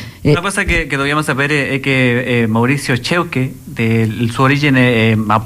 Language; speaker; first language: Italian; non-native, learner; Spanish